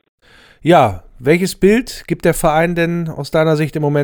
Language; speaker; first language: German; native; German